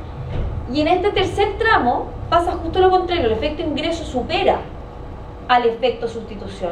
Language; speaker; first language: Spanish; native; Spanish